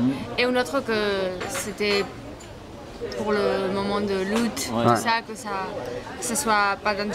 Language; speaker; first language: French; non-native, fluent; Spanish